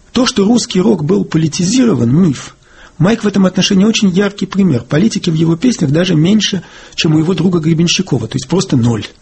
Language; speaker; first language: Russian; native; Russian